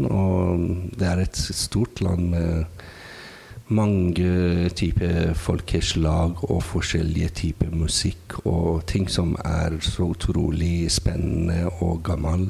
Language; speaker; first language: Norwegian; non-native, fluent; Persian